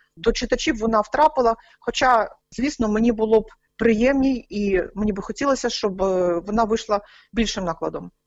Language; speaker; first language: Ukrainian; native; Ukrainian